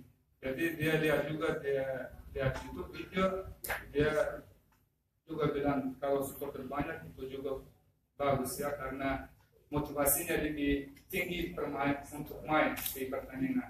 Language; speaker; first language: Indonesian; non-native, fluent; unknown